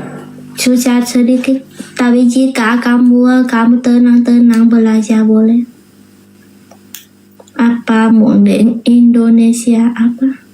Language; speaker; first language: Indonesian; non-native, learner; Vietnamese